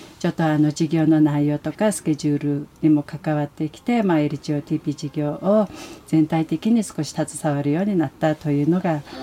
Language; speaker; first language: Japanese; non-native, fluent; Mongolian